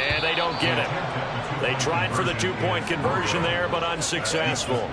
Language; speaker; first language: English; native; English